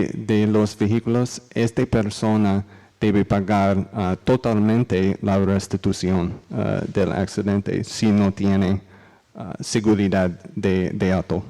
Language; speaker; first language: Spanish; non-native, learner; English